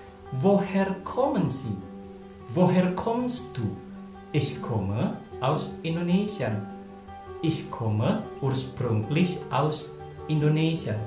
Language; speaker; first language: German; non-native, fluent; Indonesian